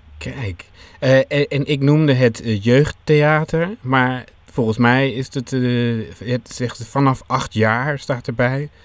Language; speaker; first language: Dutch; native; Dutch